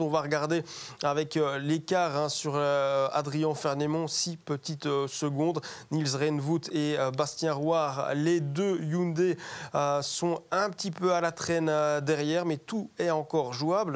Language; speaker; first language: French; native; French